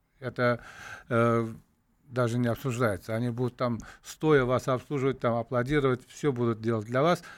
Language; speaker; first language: Russian; non-native, local second language; Uzbek